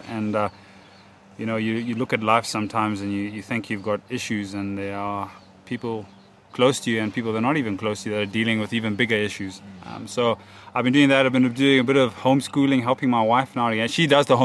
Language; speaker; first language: English; native; English